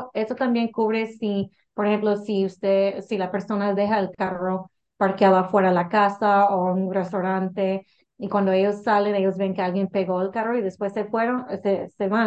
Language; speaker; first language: Spanish; early bilingual, heritage; English